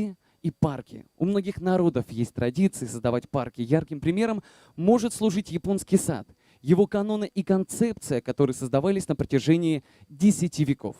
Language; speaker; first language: Russian; native; Russian